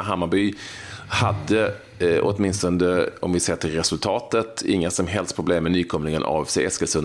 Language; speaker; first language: Swedish; native; Swedish